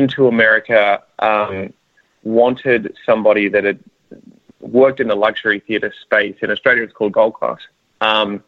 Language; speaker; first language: English; native; English